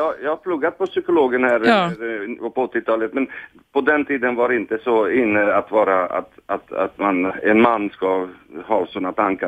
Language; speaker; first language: Swedish; non-native, fluent; Hungarian